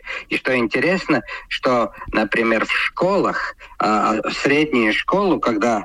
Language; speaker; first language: Russian; non-native, local second language; Latvian